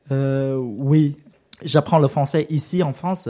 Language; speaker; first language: French; non-native, learner; Vietnamese